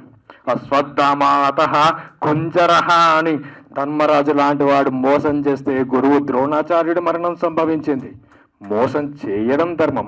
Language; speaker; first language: Telugu; native; Telugu